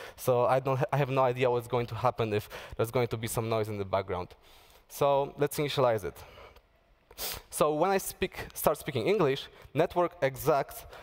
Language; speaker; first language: English; non-native, fluent; Polish